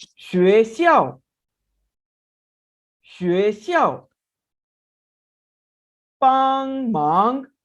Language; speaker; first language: Chinese; non-native, fluent; Urdu